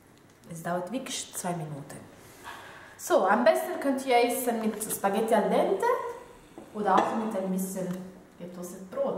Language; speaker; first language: German; non-native, fluent; Italian